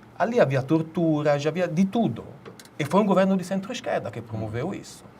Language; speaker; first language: Portuguese; non-native, fluent; Italian